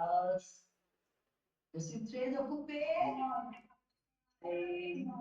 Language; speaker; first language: French; non-native, learner; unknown